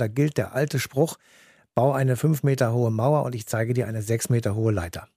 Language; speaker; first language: German; native; German